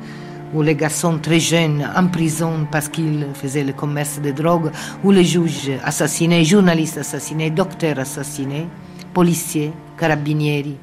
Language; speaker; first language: French; non-native, fluent; Italian